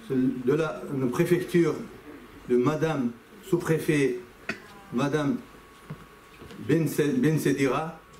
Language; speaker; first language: French; non-native, fluent; Chechen